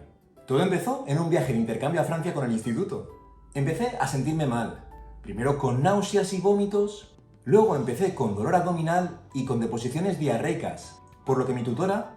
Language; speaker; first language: Spanish; native; Spanish